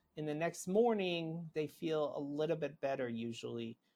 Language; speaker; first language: English; non-native, fluent; Hebrew